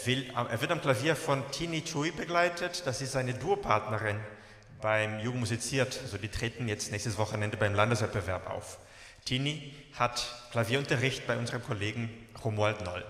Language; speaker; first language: German; native; German